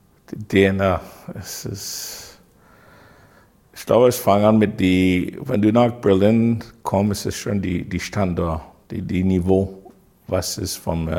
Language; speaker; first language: German; non-native, learner; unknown